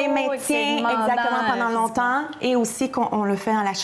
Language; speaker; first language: French; native; French